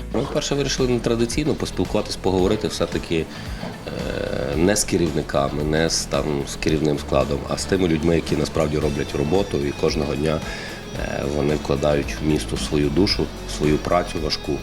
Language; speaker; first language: Ukrainian; native; Ukrainian